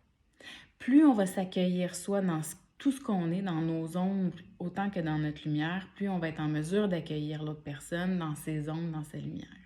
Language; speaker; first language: French; native; French